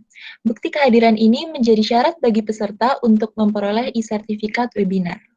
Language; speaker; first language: Indonesian; native; Indonesian